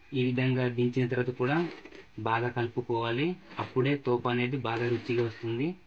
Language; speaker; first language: Telugu; non-native, local second language; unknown